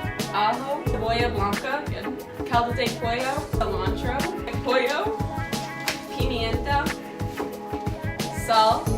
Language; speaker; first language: Spanish; non-native, learner; English